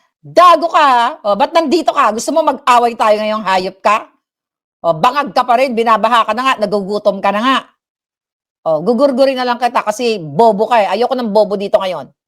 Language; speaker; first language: Filipino; non-native, local second language; Hiligaynon